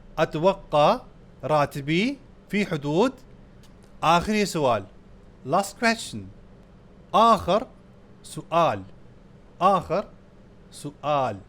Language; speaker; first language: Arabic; non-native, fluent; Urdu